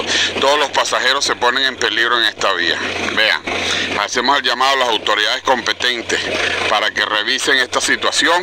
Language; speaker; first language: Spanish; native; Spanish